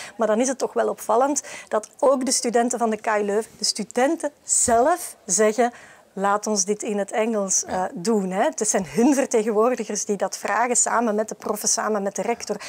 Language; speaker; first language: Dutch; native; Dutch